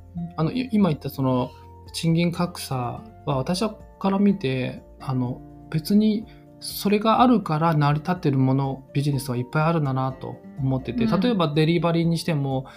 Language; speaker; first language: Japanese; non-native, fluent; Chinese